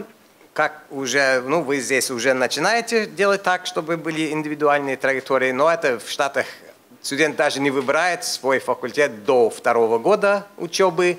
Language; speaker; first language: Russian; non-native, fluent; English